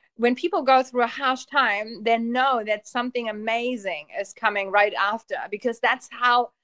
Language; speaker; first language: English; early bilingual, heritage; Polish